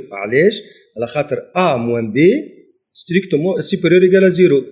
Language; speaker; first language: French; non-native, local second language; Arabic